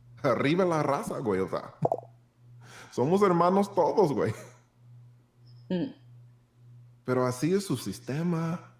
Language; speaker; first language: Spanish; early bilingual, heritage; Spanish